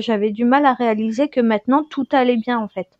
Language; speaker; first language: French; native; French